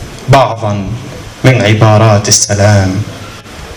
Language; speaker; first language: Arabic; native; Arabic